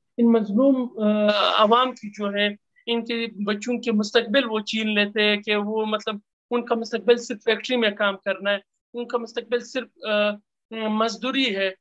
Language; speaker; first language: Urdu; non-native, local second language; Pashto